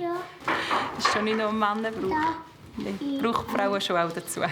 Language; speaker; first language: German; native; German